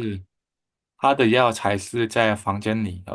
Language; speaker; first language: Chinese; non-native, fluent; Indonesian